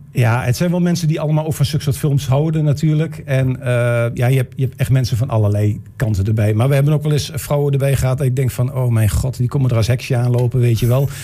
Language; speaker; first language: Dutch; native; Dutch